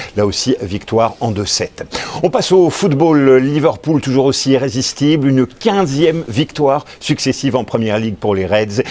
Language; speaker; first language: French; native; French